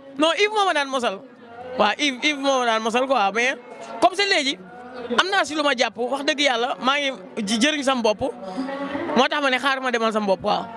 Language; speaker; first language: Wolof; native; Wolof